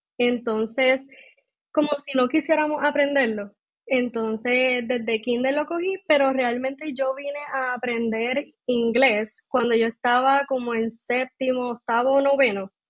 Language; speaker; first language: Spanish; native; Spanish